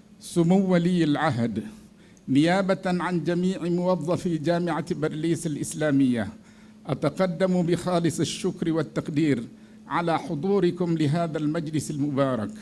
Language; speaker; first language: Arabic; non-native, fluent; Malay